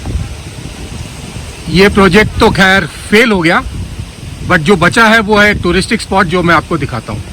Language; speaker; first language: Hindi; native; Hindi